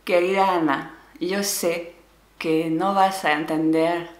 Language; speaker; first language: Spanish; non-native, learner; French